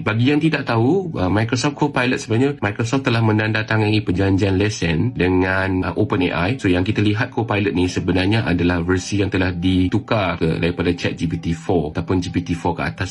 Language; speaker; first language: Malay; native; Malay